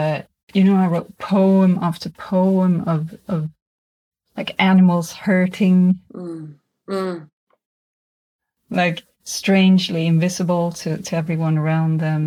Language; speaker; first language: English; non-native, fluent; Swedish